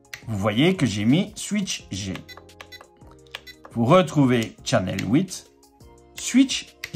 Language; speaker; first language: French; native; French